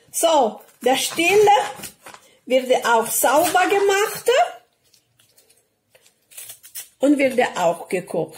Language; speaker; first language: German; non-native, learner; Italian